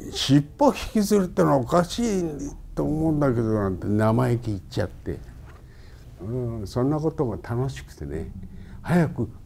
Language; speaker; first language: Japanese; native; Japanese